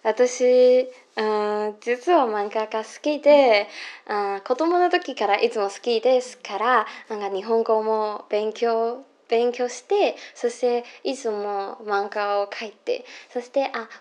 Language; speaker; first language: Japanese; non-native, learner; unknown